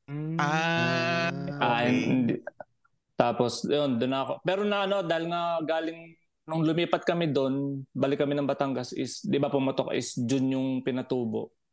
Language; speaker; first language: Filipino; native; Filipino